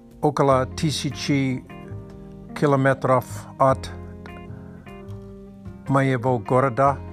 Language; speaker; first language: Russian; non-native, learner; English